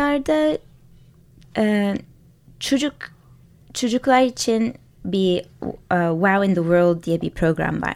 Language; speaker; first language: Turkish; early bilingual, heritage; English